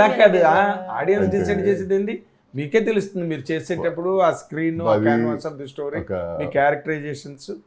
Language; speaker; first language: Telugu; native; Telugu